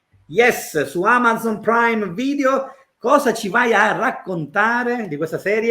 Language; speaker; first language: Italian; native; Italian